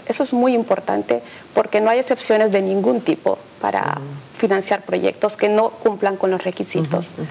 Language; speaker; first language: Spanish; native; Spanish